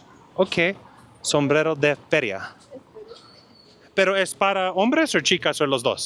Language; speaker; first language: Spanish; non-native, learner; English